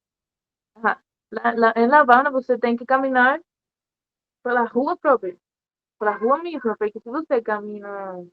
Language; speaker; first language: Portuguese; non-native, learner; Spanish